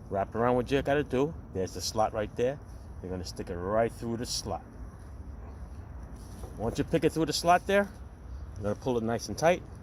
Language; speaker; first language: English; native; English